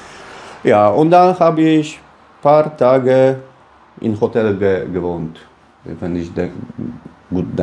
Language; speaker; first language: German; non-native, learner; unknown